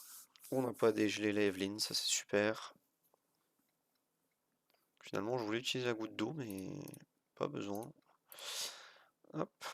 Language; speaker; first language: French; native; French